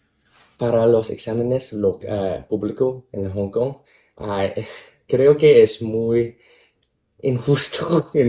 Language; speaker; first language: Spanish; non-native, fluent; Cantonese